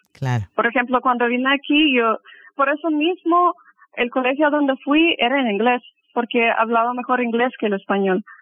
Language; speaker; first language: Spanish; early bilingual, heritage; Spanish